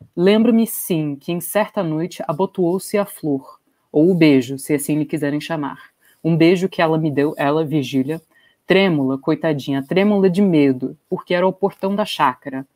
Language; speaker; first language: Portuguese; non-native, fluent; English